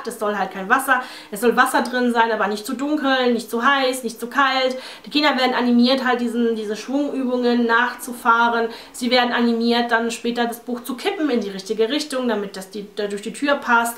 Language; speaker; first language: German; native; German